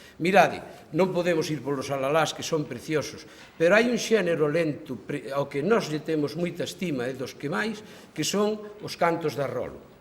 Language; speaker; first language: Galician; native; Galician